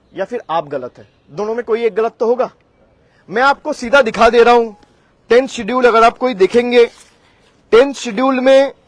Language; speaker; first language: Hindi; non-native, local second language; Bangla